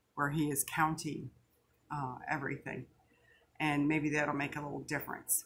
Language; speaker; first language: English; native; English